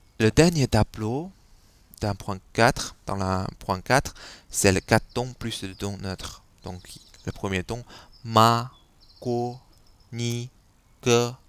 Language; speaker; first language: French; non-native, fluent; Chinese